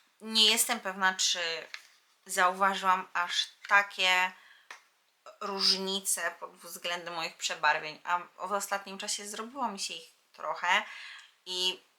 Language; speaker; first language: Polish; native; Polish